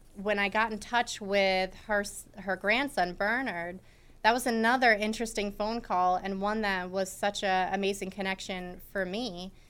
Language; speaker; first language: English; native; English